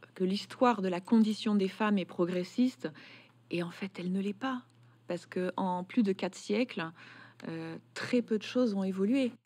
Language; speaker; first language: French; native; French